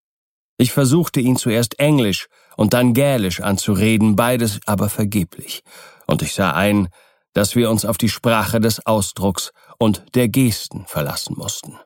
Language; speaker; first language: German; native; German